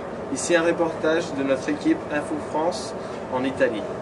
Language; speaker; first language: French; non-native, learner; Spanish